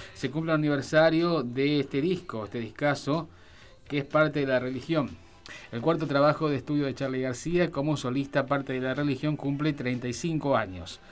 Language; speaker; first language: Spanish; native; Spanish